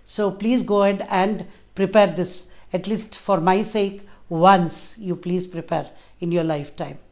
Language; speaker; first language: English; non-native, local second language; Kannada